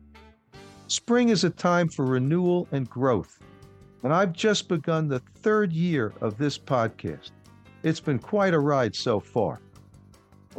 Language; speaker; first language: English; native; English